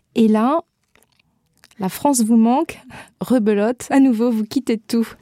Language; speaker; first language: French; native; French